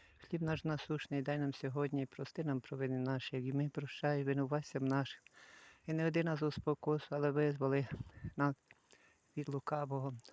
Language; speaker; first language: Ukrainian; native; Ukrainian